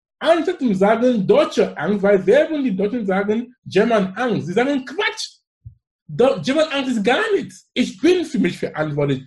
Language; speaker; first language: German; non-native, fluent; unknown